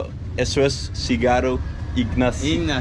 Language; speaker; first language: Spanish; non-native, learner; Dutch